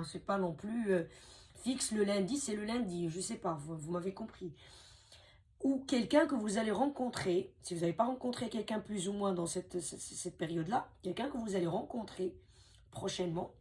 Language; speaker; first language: French; native; French